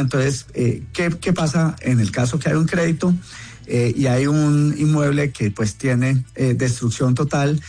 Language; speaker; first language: Spanish; native; Spanish